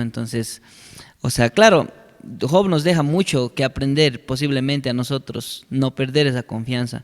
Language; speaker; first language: Spanish; native; Spanish